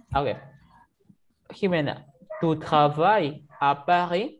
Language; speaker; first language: French; non-native, fluent; Spanish